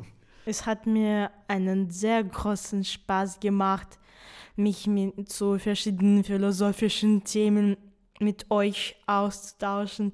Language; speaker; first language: German; non-native, fluent; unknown